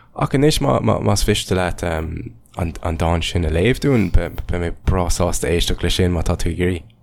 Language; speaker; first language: Irish; non-native, local second language; English